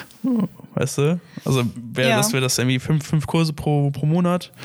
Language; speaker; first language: German; native; German